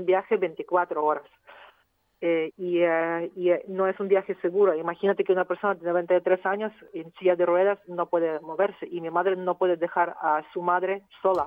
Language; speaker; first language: Spanish; non-native, fluent; Ukrainian